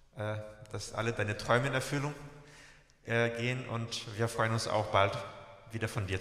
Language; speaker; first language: German; native; German